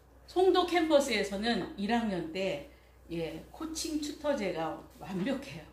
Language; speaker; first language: Korean; native; Korean